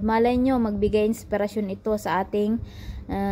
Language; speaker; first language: Filipino; native; Filipino